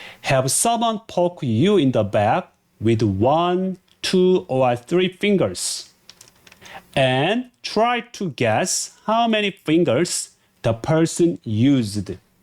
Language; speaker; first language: English; non-native, fluent; Korean